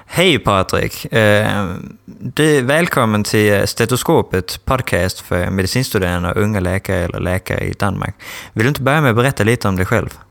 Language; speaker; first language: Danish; early bilingual, heritage; Danish